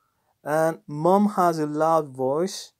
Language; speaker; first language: English; non-native, fluent; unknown